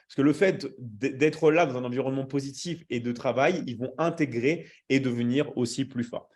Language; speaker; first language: French; native; French